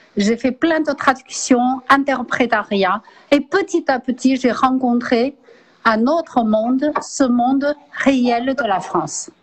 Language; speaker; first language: French; non-native, fluent; Chinese